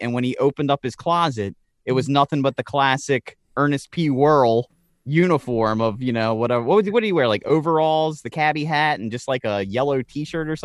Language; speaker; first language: English; native; English